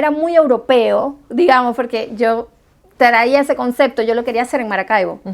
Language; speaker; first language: Spanish; native; Spanish